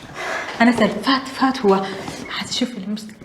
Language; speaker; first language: Arabic; native; Arabic